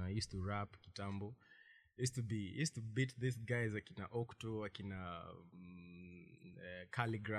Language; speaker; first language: English; non-native, local second language; Swahili